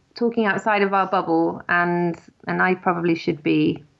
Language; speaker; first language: English; native; English